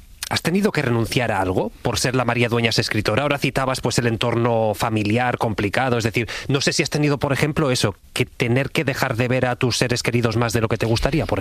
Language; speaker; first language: Spanish; native; Spanish